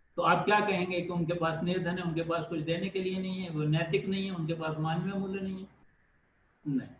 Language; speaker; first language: Hindi; native; Hindi